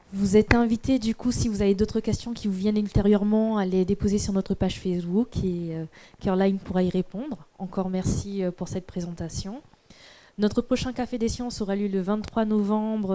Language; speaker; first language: French; native; French